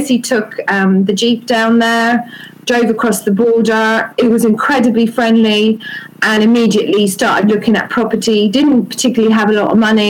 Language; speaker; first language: English; native; English